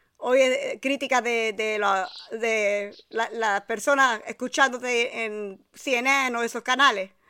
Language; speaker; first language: Spanish; early bilingual, heritage; Spanish